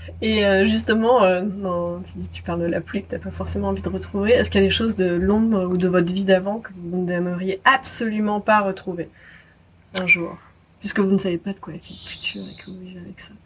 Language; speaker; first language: French; native; French